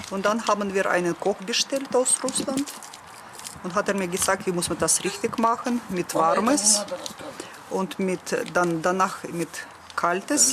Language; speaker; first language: German; non-native, learner; Russian